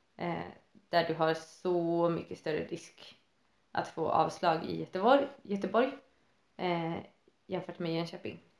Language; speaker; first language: Swedish; native; Swedish